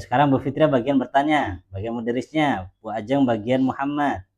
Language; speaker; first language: Indonesian; native; Indonesian